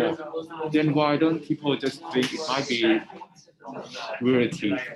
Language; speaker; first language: English; non-native, fluent; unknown